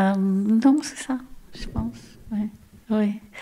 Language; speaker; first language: French; non-native, learner; Portuguese